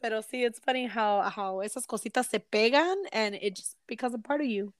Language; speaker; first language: English; early bilingual, other home language; Spanish